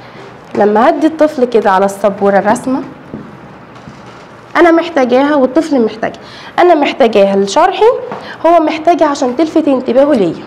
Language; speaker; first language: Arabic; native; Arabic